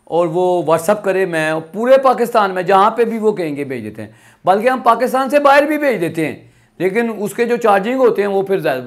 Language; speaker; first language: Urdu; non-native, local second language; Punjabi